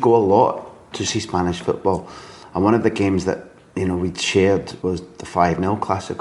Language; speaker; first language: English; native; English